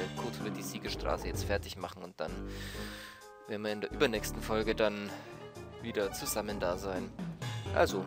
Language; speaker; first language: German; native; German